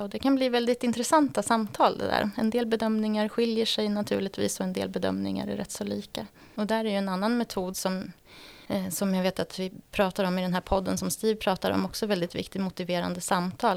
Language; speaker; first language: Swedish; native; Swedish